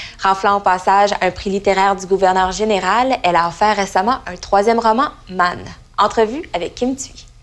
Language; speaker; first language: French; native; French